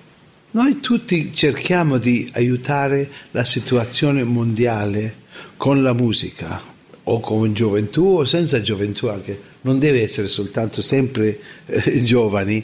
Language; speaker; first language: Italian; non-native, fluent; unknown